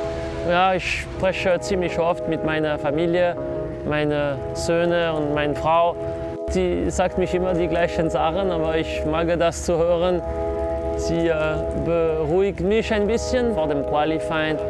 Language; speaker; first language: German; non-native, local second language; French